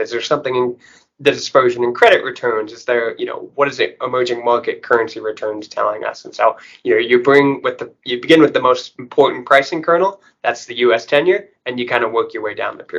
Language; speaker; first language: English; native; English